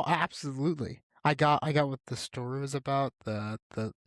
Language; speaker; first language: English; native; English